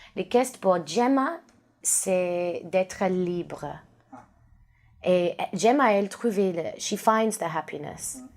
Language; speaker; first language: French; non-native, learner; English